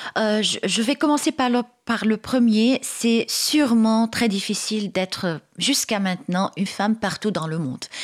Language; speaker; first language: French; non-native, local second language; Arabic